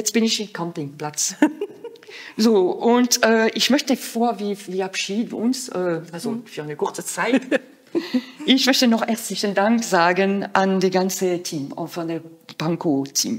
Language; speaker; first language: German; non-native, fluent; French